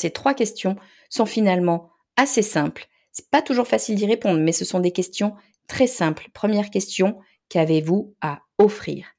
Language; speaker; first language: French; native; French